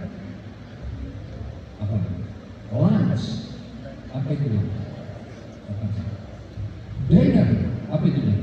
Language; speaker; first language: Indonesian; non-native, local second language; Buginese